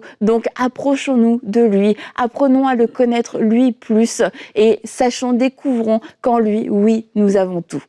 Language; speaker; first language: French; native; French